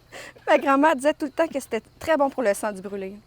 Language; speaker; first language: French; native; French